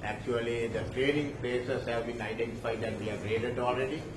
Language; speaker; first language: English; non-native, local second language; Sinhala